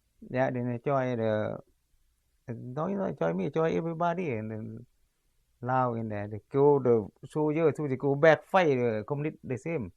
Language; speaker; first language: English; non-native, learner; Lao